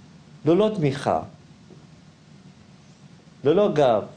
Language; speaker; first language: Hebrew; non-native, fluent; Arabic